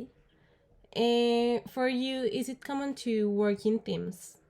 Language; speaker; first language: English; non-native, learner; Spanish